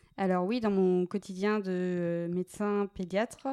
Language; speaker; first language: French; native; French